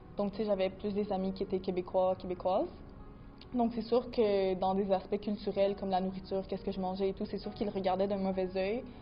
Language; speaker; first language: French; early bilingual, other home language; Spanish